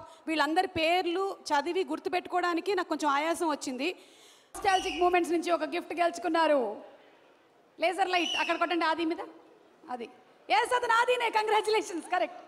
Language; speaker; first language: Telugu; native; Telugu